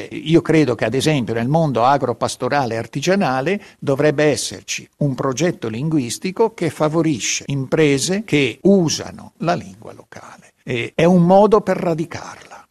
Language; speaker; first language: Italian; non-native, local second language; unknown